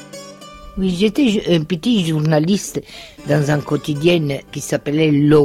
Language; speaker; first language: French; non-native, fluent; Italian